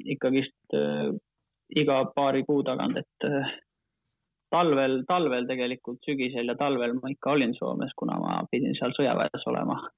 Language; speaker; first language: Estonian; non-native, fluent; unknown